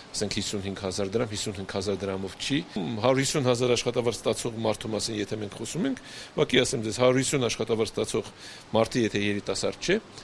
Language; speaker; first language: Armenian; native; Armenian